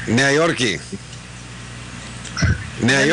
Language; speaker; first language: Greek; native; Greek